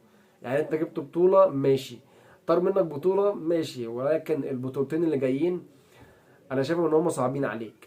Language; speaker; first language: Arabic; native; Arabic